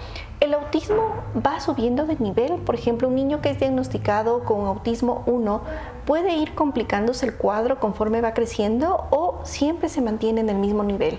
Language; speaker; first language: Spanish; native; Spanish